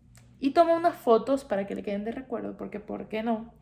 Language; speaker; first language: Spanish; native; Spanish